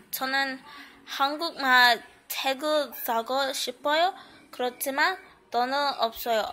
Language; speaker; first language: Korean; non-native, learner; English